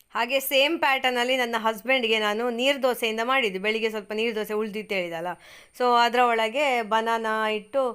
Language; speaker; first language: Kannada; native; Kannada